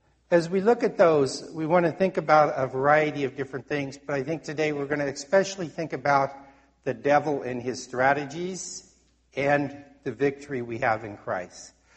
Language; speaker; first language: English; native; English